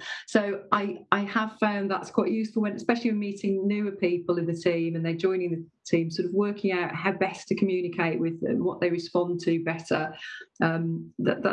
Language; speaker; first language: English; native; English